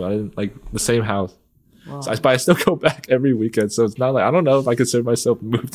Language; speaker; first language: English; early bilingual, other home language; Vietnamese